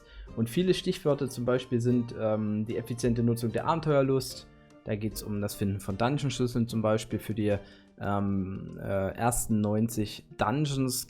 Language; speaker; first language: German; native; German